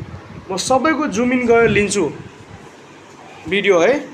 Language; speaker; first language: Nepali; non-native, local second language; Maithili